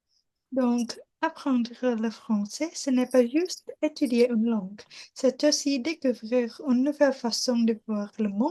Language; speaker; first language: French; non-native, learner; Indonesian